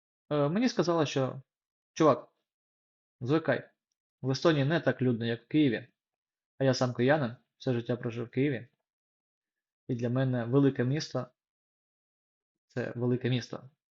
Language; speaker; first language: Ukrainian; non-native, local second language; Russian